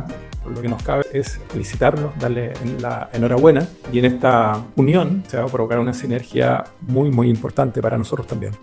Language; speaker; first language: Spanish; native; Spanish